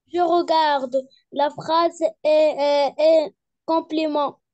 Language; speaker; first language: French; non-native, learner; Arabic